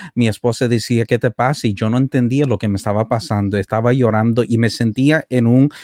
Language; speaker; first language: Spanish; early bilingual, heritage; Spanish